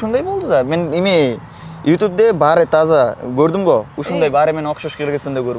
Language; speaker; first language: Kyrgyz; non-native, learner; Bangla